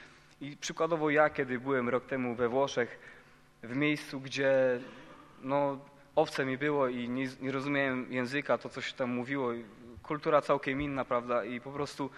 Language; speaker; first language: Polish; native; Polish